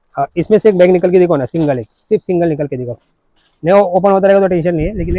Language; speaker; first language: Hindi; non-native, local second language; Marathi